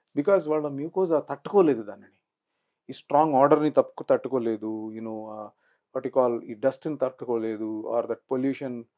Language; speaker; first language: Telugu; non-native, local second language; Urdu